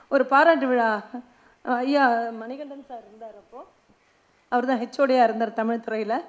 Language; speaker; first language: Tamil; non-native, local second language; Malayalam